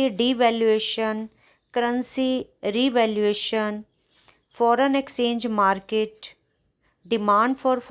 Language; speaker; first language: Hindi; non-native, local second language; Punjabi